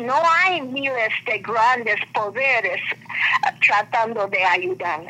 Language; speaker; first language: Spanish; non-native, fluent; English